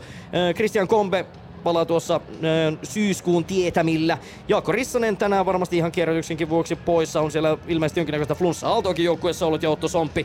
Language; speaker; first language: Finnish; native; Finnish